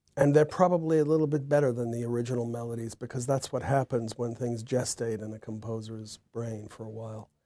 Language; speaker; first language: English; native; English